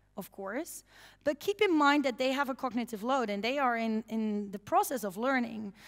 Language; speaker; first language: English; non-native, fluent; Dutch